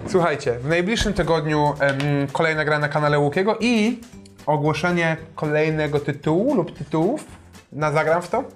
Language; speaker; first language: Polish; native; Polish